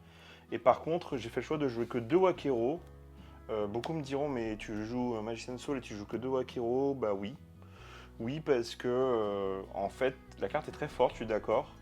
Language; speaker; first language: French; native; French